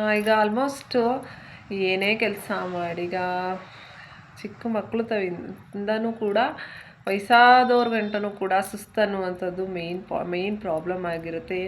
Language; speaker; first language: Kannada; native; Kannada